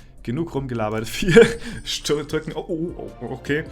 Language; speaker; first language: German; native; German